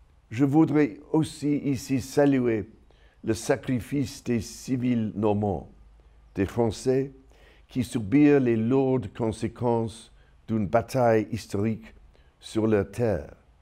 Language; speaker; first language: French; non-native, fluent; English